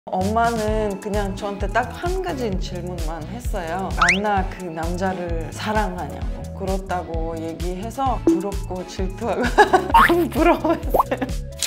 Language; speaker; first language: Korean; non-native, fluent; Russian